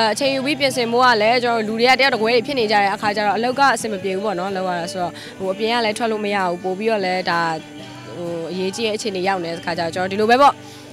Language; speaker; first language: Burmese; native; Burmese